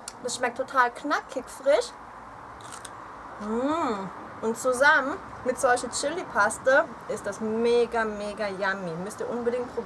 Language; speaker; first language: German; early bilingual, other home language; Thai